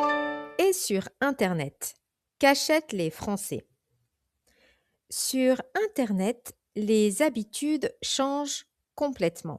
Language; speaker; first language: French; native; French